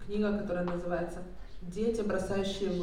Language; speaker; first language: Russian; native; Russian